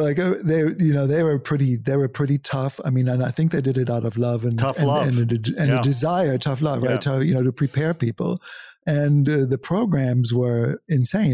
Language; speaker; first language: English; non-native, fluent; German